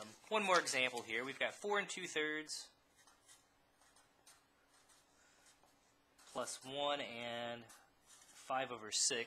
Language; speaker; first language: English; native; English